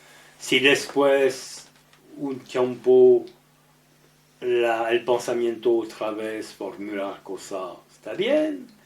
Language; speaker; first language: Spanish; non-native, learner; French